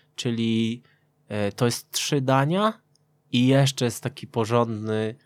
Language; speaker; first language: Polish; native; Polish